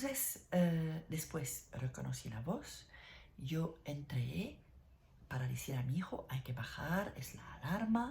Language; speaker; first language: Spanish; non-native, learner; French